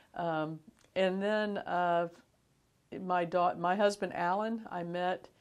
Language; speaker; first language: English; native; English